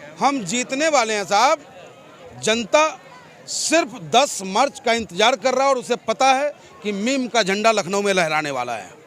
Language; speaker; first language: Hindi; native; Hindi